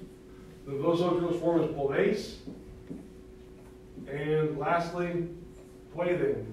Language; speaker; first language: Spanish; non-native, fluent; English